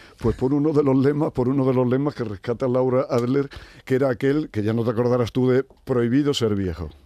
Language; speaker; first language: Spanish; native; Spanish